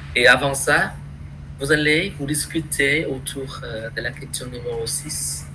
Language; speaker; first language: French; non-native, fluent; Vietnamese